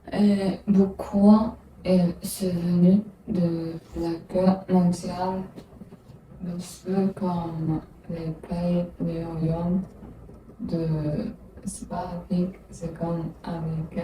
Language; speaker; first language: French; non-native, learner; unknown